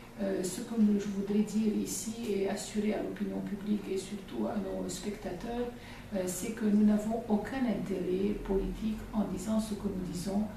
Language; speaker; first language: French; non-native, local second language; Arabic